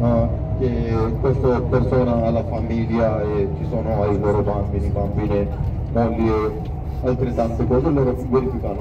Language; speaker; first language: Italian; non-native, fluent; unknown